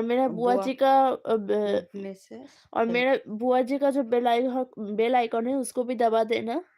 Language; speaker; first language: Hindi; non-native, local second language; Bangla